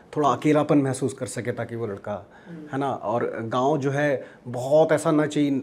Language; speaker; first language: Hindi; native; Hindi